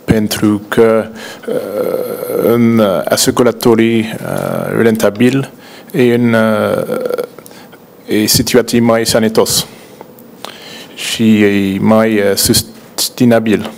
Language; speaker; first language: Romanian; non-native, learner; English